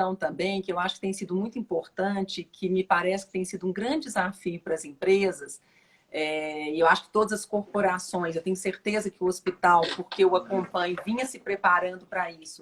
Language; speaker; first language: Portuguese; native; Portuguese